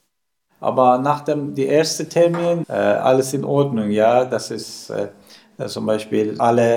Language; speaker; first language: German; non-native, learner; Persian